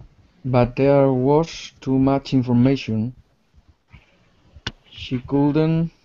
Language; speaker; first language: English; non-native, learner; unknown